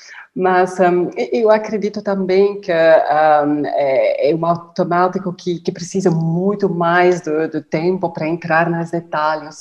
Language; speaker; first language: Portuguese; non-native, fluent; Dutch